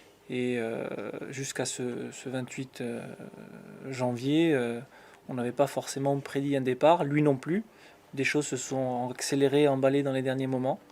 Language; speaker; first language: French; native; French